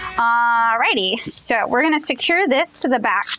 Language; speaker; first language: English; native; English